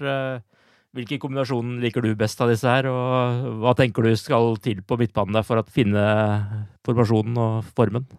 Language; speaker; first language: Norwegian; native; Norwegian